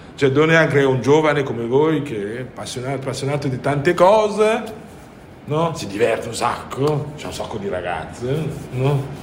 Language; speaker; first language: Italian; non-native, fluent; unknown